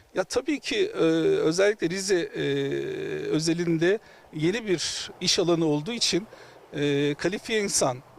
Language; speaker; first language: Turkish; native; Turkish